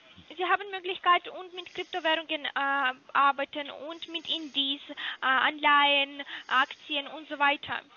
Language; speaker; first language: German; non-native, learner; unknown